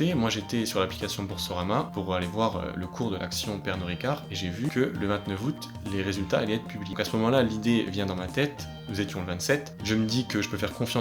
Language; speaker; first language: French; native; French